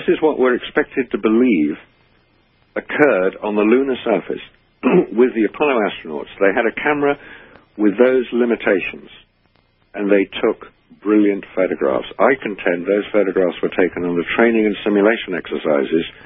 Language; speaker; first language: English; native; English